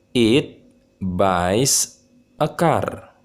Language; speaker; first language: English; non-native, learner; Indonesian